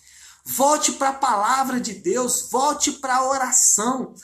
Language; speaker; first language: Portuguese; native; Portuguese